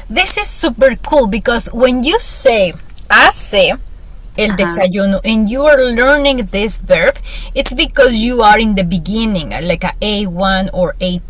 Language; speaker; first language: English; non-native, fluent; Spanish